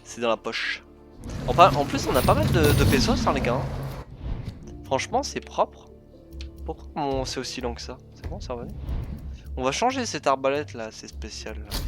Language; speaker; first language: French; native; French